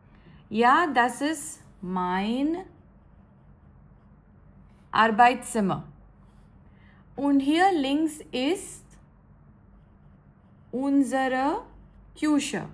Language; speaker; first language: German; non-native, fluent; Gujarati